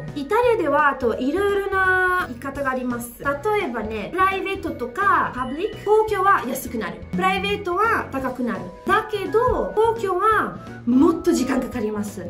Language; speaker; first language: Japanese; non-native, learner; Italian